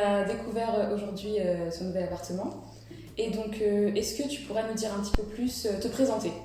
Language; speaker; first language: French; native; French